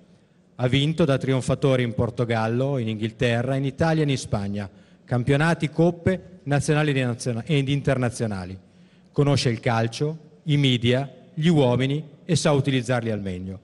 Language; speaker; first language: Italian; native; Italian